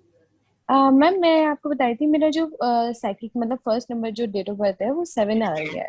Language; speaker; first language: Hindi; native; Hindi